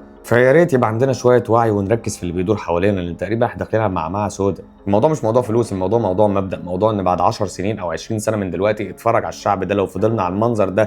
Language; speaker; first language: Arabic; native; Arabic